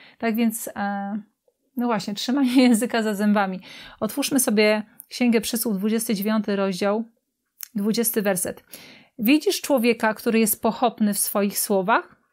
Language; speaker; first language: Polish; native; Polish